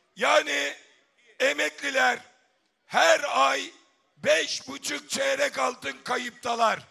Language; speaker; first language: Turkish; native; Turkish